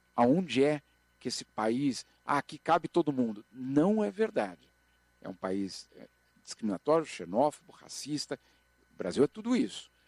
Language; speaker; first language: Portuguese; native; Portuguese